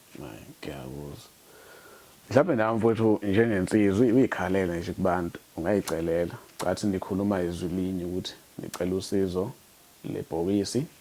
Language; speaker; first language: Zulu; native; Zulu